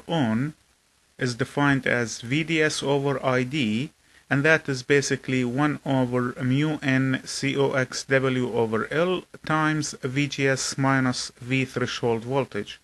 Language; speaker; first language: English; non-native, fluent; Arabic